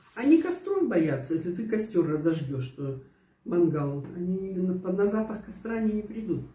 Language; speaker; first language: Russian; native; Russian